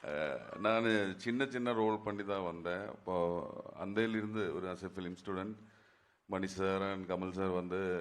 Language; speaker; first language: Tamil; non-native, learner; Malayalam